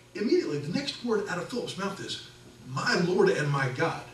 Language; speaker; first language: English; native; English